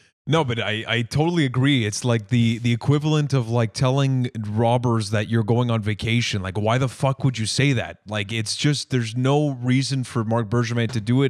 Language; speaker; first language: English; native; English